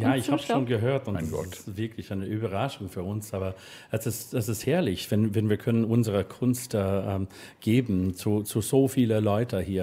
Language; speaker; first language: German; non-native, learner; English